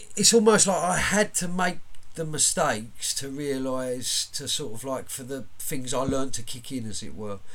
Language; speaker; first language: English; native; English